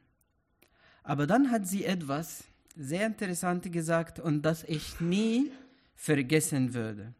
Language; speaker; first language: German; non-native, fluent; Arabic